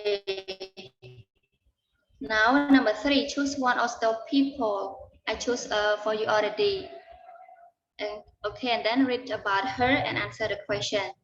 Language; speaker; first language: English; non-native, learner; Khmer